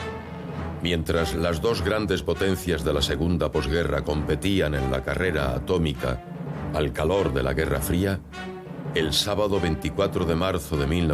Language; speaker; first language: Spanish; native; Spanish